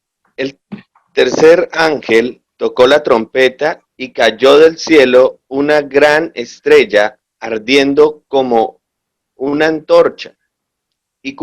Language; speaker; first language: Spanish; native; Spanish